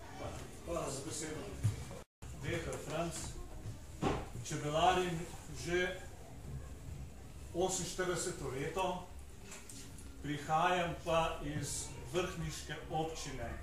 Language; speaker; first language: Slovenian; native; Slovenian